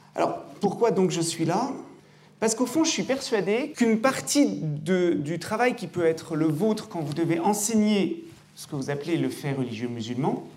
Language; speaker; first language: French; native; French